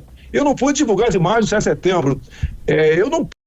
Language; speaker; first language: Portuguese; native; Portuguese